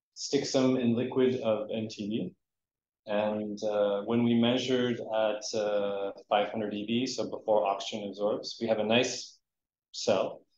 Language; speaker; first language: English; native; English